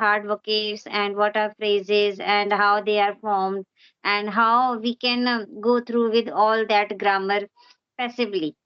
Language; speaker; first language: English; non-native, local second language; Hindi